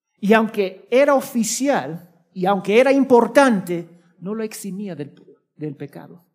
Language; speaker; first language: Spanish; early bilingual, heritage; Spanish